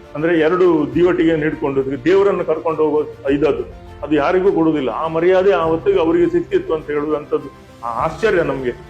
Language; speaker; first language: Kannada; native; Kannada